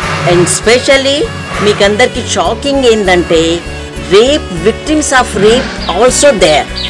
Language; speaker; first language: English; non-native, local second language; Telugu